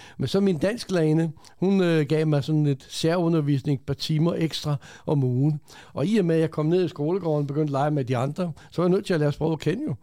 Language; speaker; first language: Danish; early bilingual, other home language; Croatian